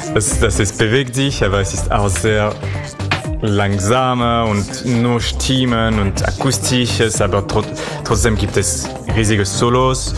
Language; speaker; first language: German; non-native, learner; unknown